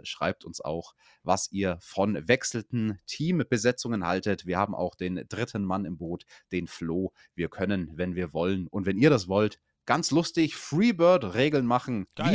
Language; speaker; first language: German; native; German